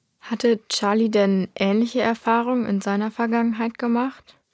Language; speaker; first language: German; native; German